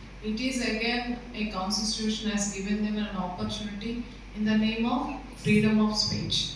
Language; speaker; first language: English; non-native, local second language; Telugu